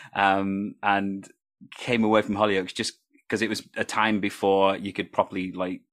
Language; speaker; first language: English; native; English